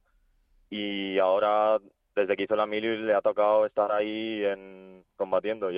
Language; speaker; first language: Spanish; early bilingual, other home language; Ukrainian